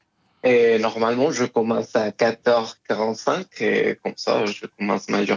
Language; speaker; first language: French; non-native, fluent; Spanish